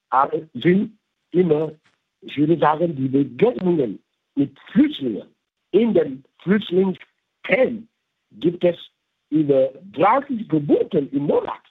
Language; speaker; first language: German; non-native, fluent; French